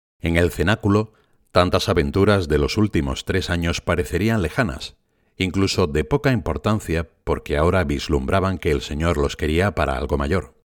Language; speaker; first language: Spanish; native; Spanish